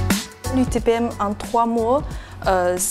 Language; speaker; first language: French; non-native, learner; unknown